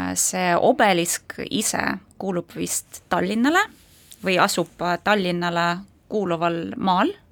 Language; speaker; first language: Estonian; non-native, local second language; Russian